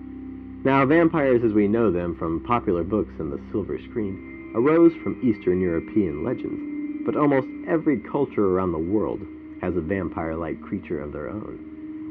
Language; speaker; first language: English; native; English